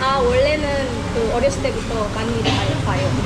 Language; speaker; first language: Korean; non-native, learner; Indonesian